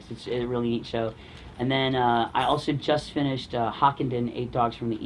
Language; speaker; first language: English; native; English